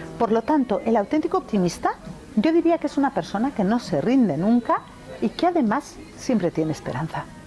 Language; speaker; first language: Spanish; early bilingual, other home language; English